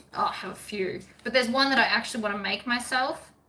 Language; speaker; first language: English; native; English